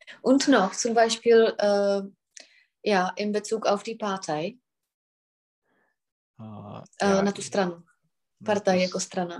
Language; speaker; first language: German; non-native, fluent; Czech